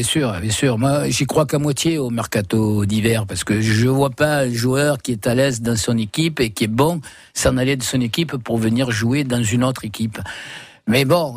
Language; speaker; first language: French; native; French